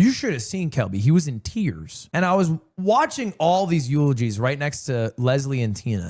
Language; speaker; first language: English; native; English